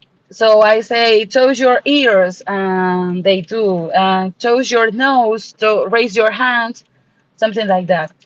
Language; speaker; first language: English; non-native, learner; Spanish